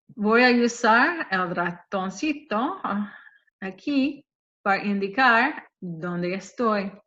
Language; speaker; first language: Spanish; non-native, fluent; English